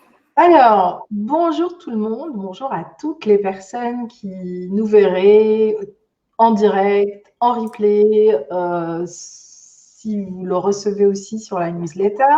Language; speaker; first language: French; native; French